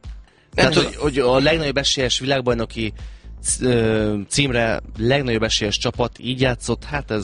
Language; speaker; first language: Hungarian; native; Hungarian